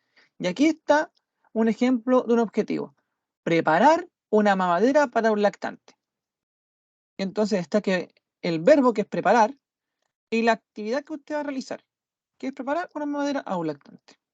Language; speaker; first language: Spanish; native; Spanish